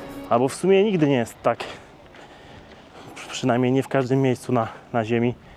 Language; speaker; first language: Polish; native; Polish